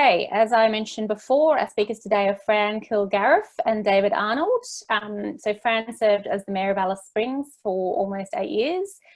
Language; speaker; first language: English; native; English